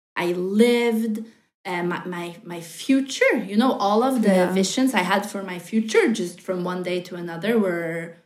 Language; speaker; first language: English; non-native, fluent; Norwegian